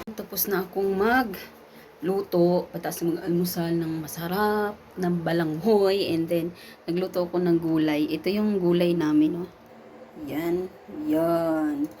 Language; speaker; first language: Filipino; non-native, local second language; Cebuano